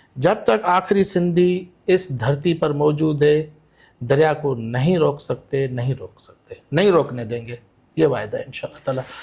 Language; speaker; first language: Urdu; non-native, local second language; Sindhi